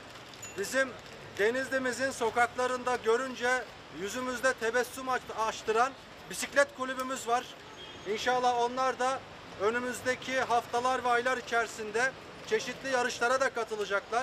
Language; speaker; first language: Turkish; native; Turkish